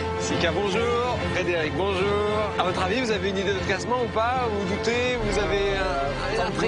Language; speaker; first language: French; native; French